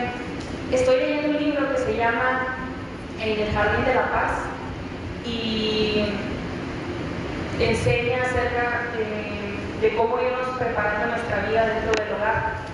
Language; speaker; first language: Spanish; native; Spanish